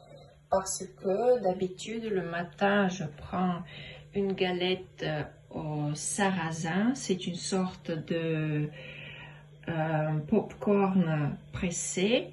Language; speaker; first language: French; non-native, fluent; Russian